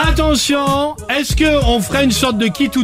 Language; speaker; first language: French; native; French